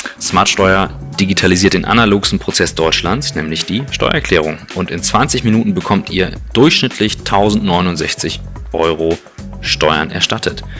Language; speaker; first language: German; native; German